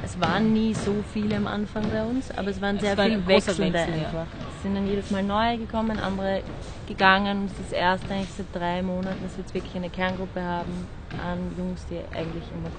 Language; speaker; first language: German; native; German